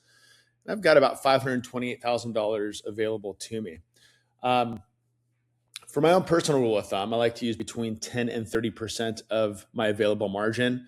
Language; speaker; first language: English; native; English